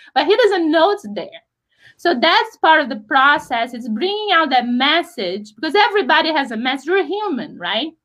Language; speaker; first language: English; non-native, fluent; Portuguese